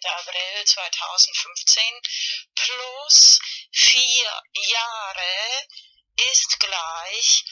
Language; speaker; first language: German; non-native, fluent; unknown